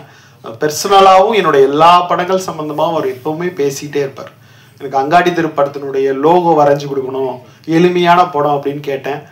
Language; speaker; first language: Tamil; native; Tamil